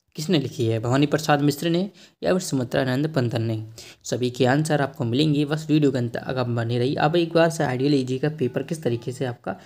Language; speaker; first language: Hindi; native; Hindi